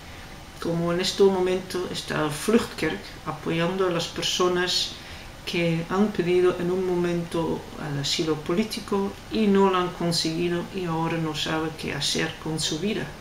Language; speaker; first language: Spanish; non-native, fluent; Dutch